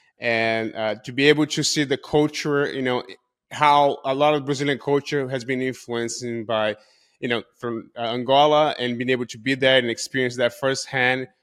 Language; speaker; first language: English; non-native, fluent; Portuguese